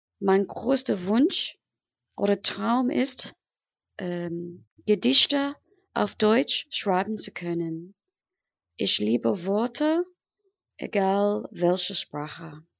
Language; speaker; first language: German; non-native, fluent; English